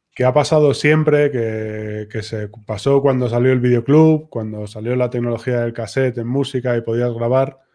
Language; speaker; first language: Spanish; native; Spanish